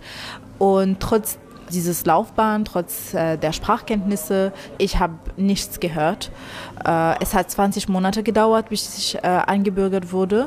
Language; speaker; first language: German; non-native, fluent; Arabic